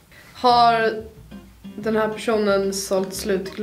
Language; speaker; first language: Swedish; native; Swedish